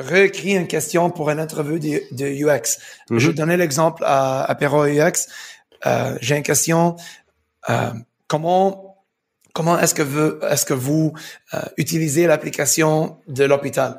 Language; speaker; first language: French; early bilingual, heritage; French